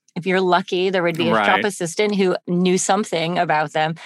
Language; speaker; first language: English; native; English